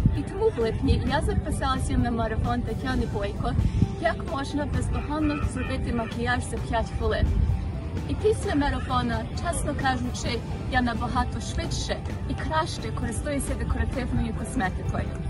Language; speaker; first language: Ukrainian; early bilingual, heritage; Ukrainian